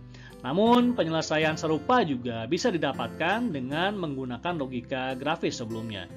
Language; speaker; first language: Indonesian; native; Indonesian